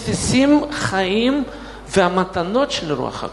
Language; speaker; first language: Hebrew; non-native, fluent; Russian